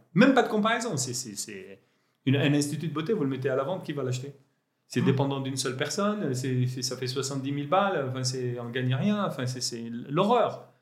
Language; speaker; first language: French; non-native, local second language; Arabic